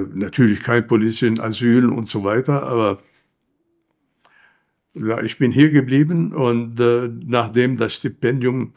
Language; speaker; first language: German; non-native, fluent; Arabic